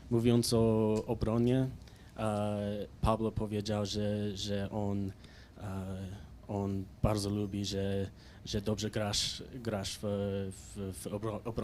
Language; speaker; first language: Polish; early bilingual, heritage; English